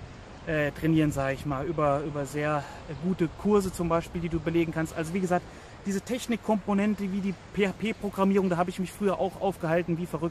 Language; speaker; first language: German; native; German